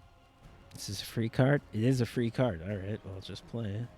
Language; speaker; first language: English; native; English